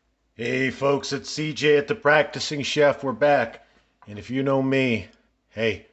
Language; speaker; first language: English; native; English